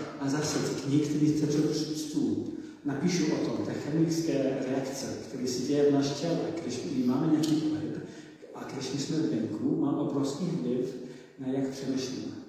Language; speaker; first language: Czech; non-native, learner; English